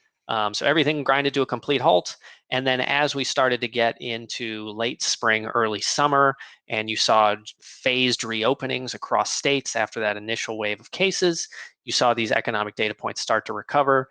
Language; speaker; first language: English; native; English